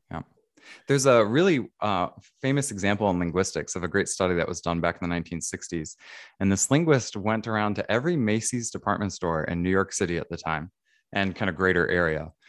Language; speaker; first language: English; native; English